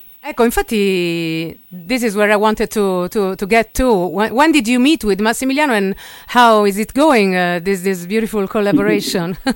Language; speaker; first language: English; non-native, fluent; Italian